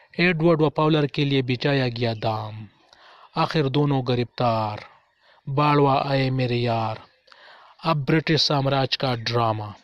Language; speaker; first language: Urdu; non-native, local second language; Pashto